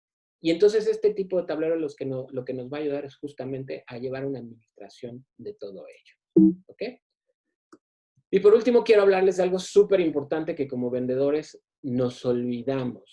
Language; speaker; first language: Spanish; native; Spanish